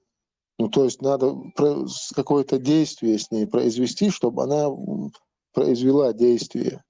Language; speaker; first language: Russian; non-native, local second language; Chechen